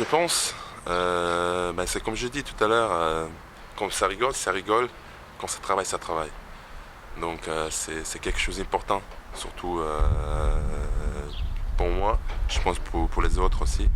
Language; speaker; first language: French; non-native, fluent; Bosnian